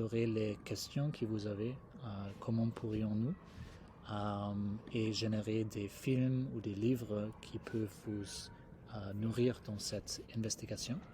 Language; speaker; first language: French; non-native, fluent; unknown